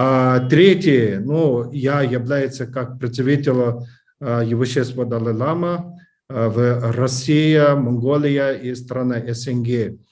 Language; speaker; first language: Russian; non-native, learner; English